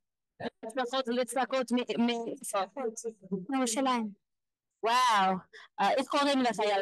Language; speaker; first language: Hebrew; non-native, fluent; English